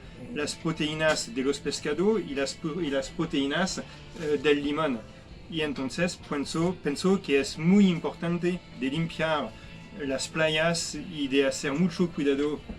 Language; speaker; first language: Spanish; non-native, learner; French